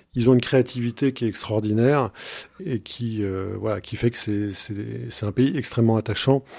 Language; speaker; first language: French; native; French